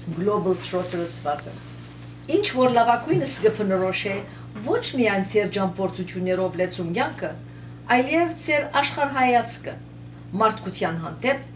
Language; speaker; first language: Armenian; early bilingual, heritage; Armenian